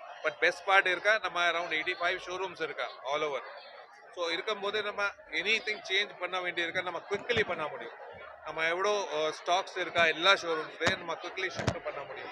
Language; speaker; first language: Tamil; non-native, learner; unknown